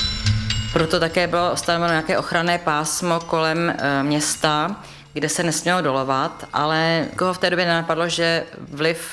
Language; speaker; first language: Czech; native; Czech